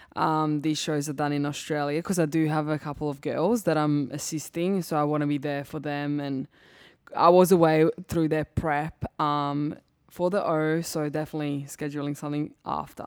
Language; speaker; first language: English; early bilingual, other home language; Serbian